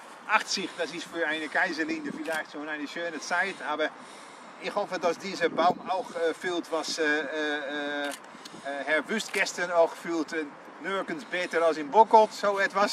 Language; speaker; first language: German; non-native, learner; Dutch